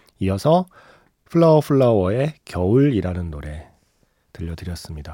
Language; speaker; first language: Korean; native; Korean